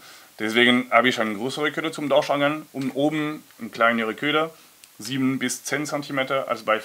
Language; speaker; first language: German; non-native, learner; French